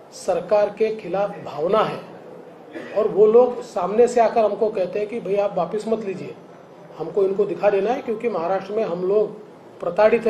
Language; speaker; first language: Hindi; non-native, local second language; Marathi